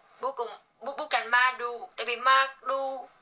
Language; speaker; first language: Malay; non-native, learner; Vietnamese